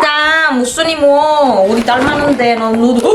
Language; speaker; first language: Korean; non-native, learner; Filipino